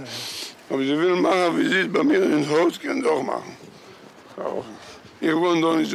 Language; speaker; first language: German; non-native, learner; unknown